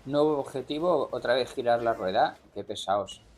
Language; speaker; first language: Spanish; non-native, local second language; Catalan